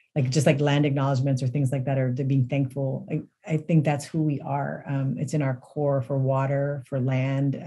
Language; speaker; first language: English; native; English